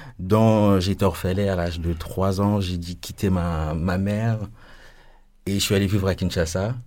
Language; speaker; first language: French; non-native, local second language; Lingala